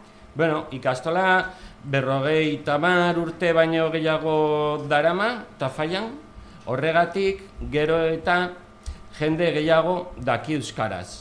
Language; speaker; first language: Basque; non-native, local second language; Spanish